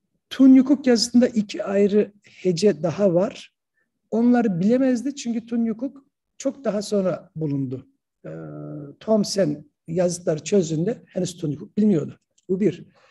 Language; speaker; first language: Turkish; native; Turkish